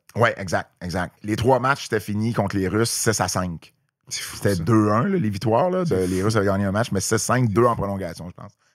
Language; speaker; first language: French; native; French